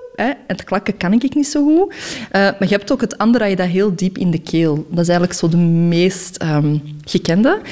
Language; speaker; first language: Dutch; early bilingual, other home language; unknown